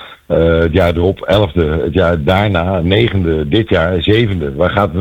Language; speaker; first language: Dutch; native; Dutch